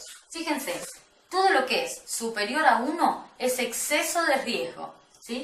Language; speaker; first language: Spanish; native; Spanish